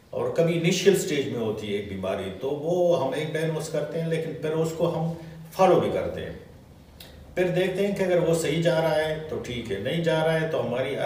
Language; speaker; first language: Urdu; non-native, local second language; Pashto